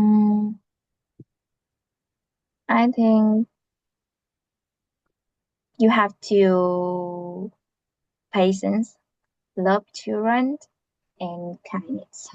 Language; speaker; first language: English; non-native, learner; Vietnamese